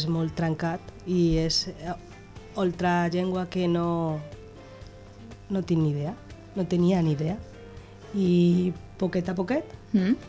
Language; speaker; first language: Catalan; non-native, local second language; Spanish